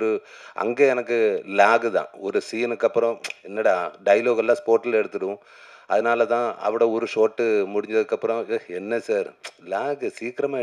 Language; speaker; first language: Tamil; non-native, learner; Malayalam